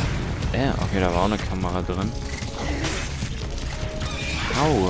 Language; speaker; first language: German; native; German